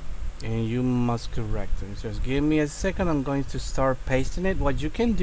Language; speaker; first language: English; non-native, fluent; Spanish